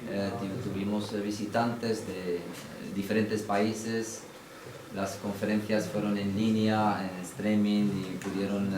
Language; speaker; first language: Spanish; non-native, fluent; Arabic